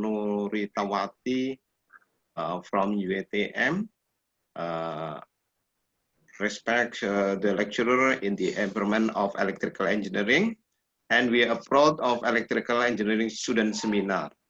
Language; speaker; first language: English; non-native, learner; Indonesian